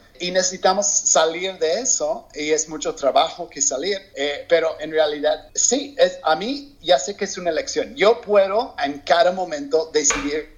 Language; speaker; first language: Spanish; non-native, learner; English